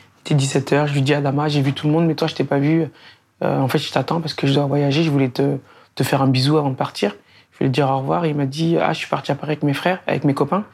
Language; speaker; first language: French; native; French